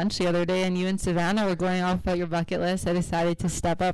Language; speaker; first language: English; non-native, fluent; Hebrew